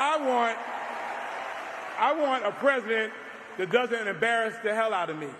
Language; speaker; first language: English; native; English